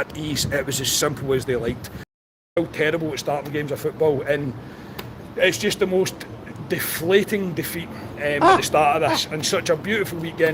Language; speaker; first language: English; native; English